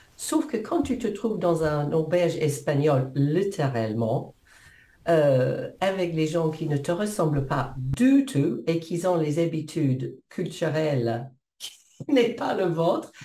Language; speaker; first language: French; non-native, fluent; English